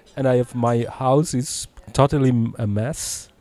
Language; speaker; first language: English; early bilingual, heritage; Italian